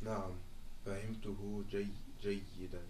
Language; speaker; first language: Arabic; non-native, learner; French